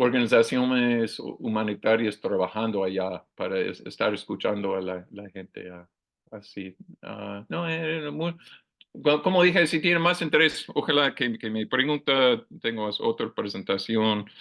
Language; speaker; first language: Spanish; non-native, learner; English